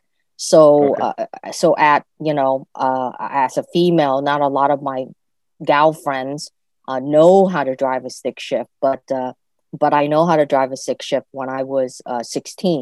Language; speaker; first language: English; native; English